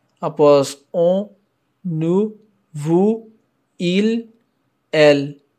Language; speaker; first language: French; non-native, fluent; Portuguese